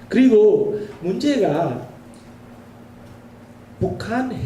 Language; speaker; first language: Korean; non-native, learner; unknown